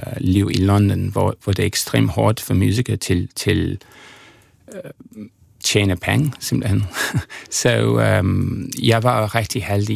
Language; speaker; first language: Danish; non-native, fluent; English